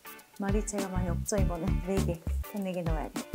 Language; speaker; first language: Korean; non-native, fluent; Japanese